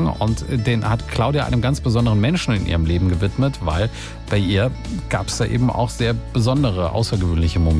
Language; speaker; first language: German; native; German